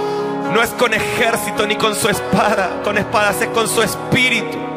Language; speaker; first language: Spanish; native; Spanish